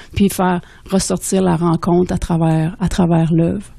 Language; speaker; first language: French; native; French